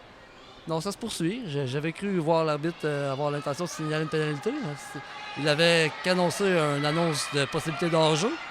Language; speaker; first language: French; native; French